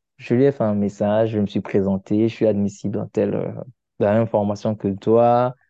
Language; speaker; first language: French; non-native, local second language; Lingala